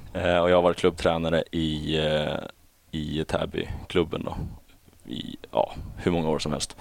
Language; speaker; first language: Swedish; early bilingual, other home language; Chinese